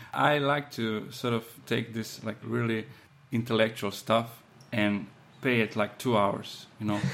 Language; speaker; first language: English; non-native, fluent; Slovenian